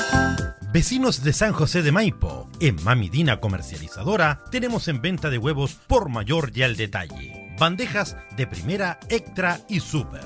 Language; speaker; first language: Spanish; native; Spanish